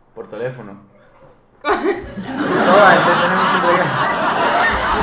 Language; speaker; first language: Spanish; native; Spanish